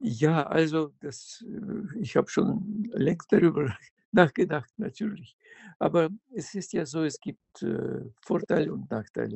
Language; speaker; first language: German; non-native, fluent; Russian